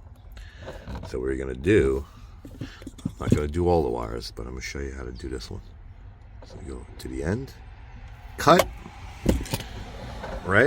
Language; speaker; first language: English; native; English